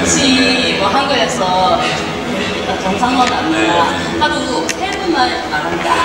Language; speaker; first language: Korean; non-native, learner; Chinese